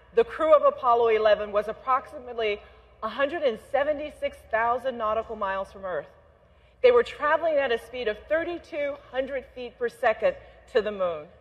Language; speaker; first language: English; native; English